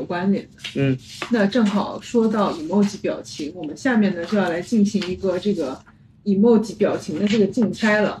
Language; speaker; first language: Chinese; native; Chinese